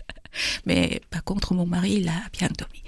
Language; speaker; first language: French; non-native, fluent; Korean